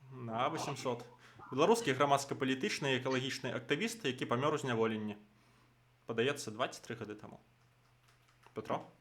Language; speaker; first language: Belarusian; non-native, local second language; Russian